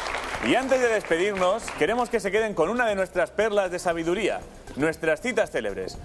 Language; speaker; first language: Spanish; native; Spanish